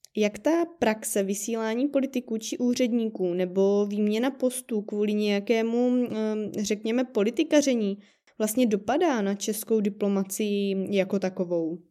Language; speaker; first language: Czech; native; Czech